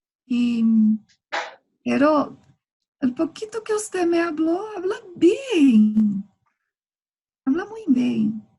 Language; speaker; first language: Spanish; non-native, fluent; Portuguese